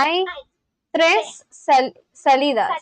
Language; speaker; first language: Spanish; non-native, learner; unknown